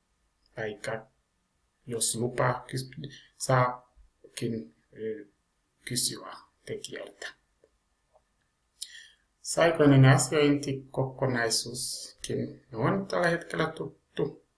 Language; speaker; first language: Finnish; non-native, learner; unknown